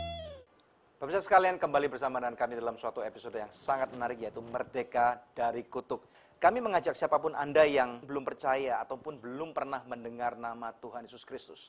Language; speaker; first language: Indonesian; native; Indonesian